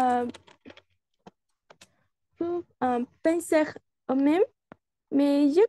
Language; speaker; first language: French; non-native, learner; Spanish